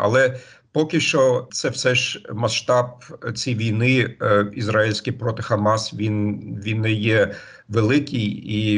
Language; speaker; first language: Ukrainian; non-native, fluent; German